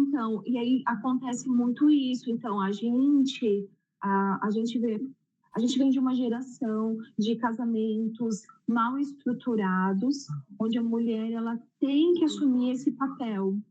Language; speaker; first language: Portuguese; native; Portuguese